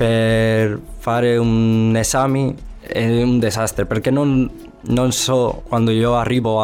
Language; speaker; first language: Italian; non-native, learner; Spanish